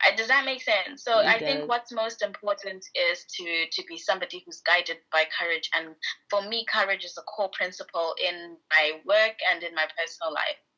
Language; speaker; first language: English; non-native, local second language; Shona